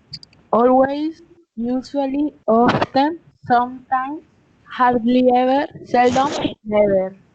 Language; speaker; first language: English; non-native, learner; Spanish